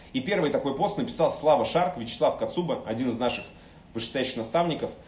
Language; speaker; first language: Russian; native; Russian